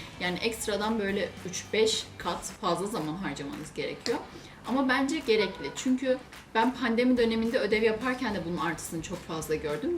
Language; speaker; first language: Turkish; native; Turkish